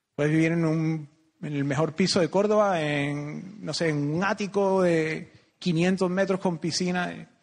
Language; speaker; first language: Spanish; native; Spanish